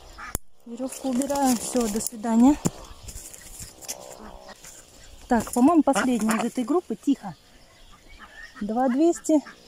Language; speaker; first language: Russian; native; Russian